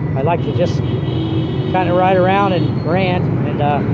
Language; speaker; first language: English; native; English